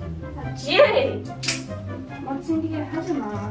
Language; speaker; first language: Korean; non-native, learner; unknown